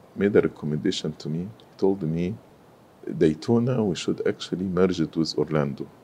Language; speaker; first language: English; non-native, fluent; Arabic